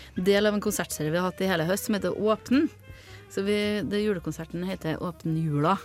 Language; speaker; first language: Norwegian; native; Norwegian